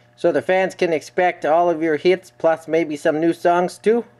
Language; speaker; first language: English; native; English